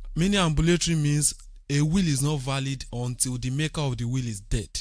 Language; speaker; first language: English; non-native, local second language; Yoruba